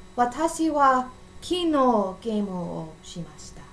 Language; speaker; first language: Japanese; non-native, learner; English